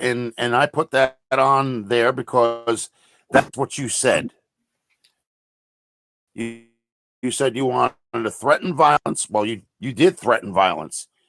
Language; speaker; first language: English; native; English